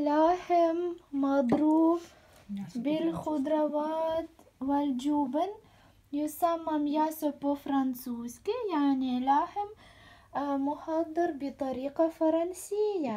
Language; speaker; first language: Arabic; non-native, fluent; Ukrainian